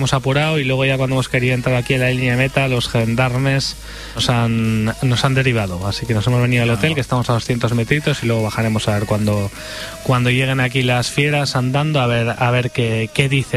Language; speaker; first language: Spanish; native; Spanish